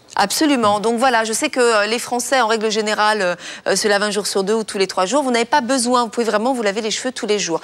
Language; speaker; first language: French; native; French